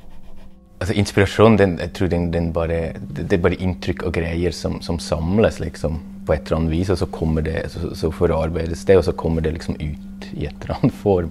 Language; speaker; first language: Norwegian; non-native, fluent; German